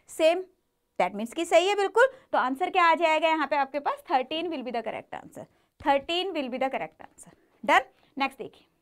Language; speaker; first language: Hindi; native; Hindi